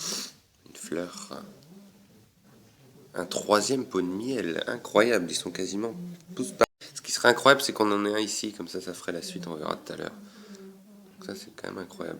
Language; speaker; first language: French; native; French